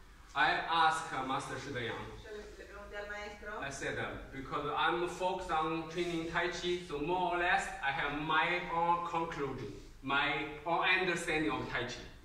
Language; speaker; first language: English; non-native, learner; Chinese